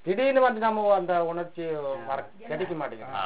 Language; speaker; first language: Tamil; non-native, local second language; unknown